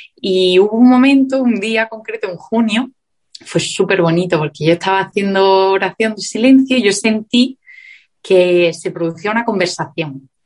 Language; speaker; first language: Spanish; native; Spanish